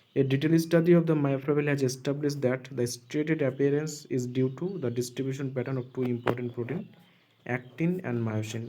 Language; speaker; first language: English; non-native, local second language; Bangla